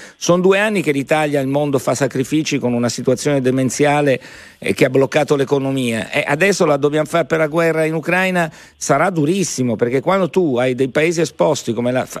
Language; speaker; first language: Italian; native; Italian